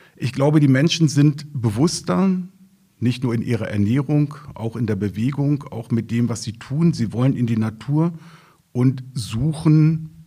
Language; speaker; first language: German; native; German